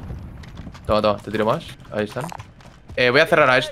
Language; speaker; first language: Spanish; native; Spanish